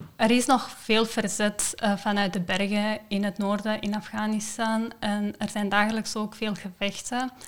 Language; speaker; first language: Dutch; non-native, fluent; Persian